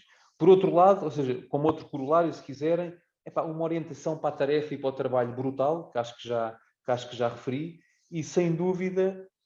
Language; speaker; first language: Portuguese; native; Portuguese